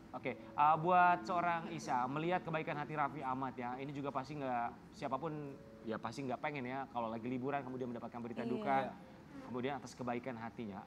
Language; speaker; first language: Indonesian; native; Indonesian